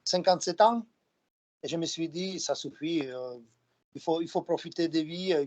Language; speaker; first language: French; non-native, fluent; Slovak